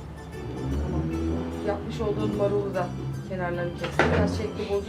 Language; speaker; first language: Turkish; native; Turkish